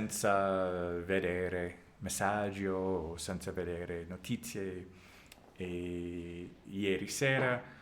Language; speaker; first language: Italian; non-native, learner; English